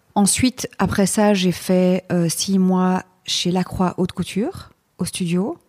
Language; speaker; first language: French; native; French